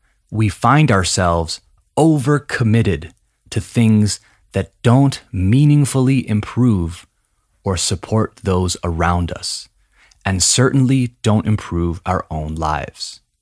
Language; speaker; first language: English; native; English